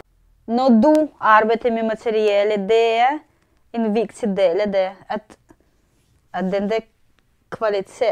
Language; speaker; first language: Danish; non-native, fluent; Russian